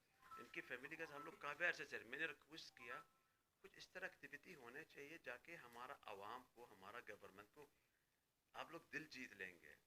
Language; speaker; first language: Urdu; non-native, fluent; Arabic